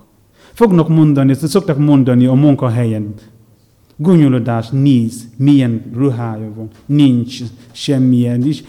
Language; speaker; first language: Hungarian; non-native, learner; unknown